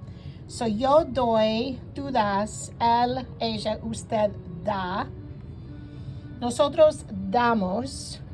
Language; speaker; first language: Spanish; non-native, learner; English